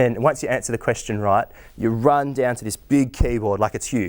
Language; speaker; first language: English; native; English